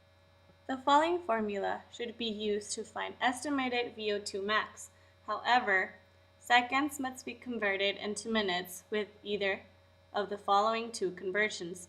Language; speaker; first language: English; native; English